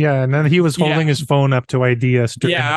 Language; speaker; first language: English; native; English